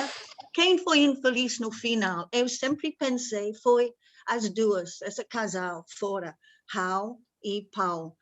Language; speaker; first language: Portuguese; non-native, fluent; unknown